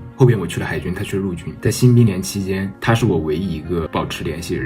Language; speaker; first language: Chinese; native; Chinese